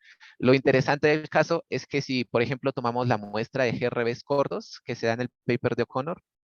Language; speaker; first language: Spanish; native; Spanish